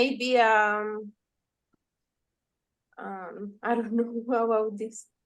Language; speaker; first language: English; non-native, learner; Spanish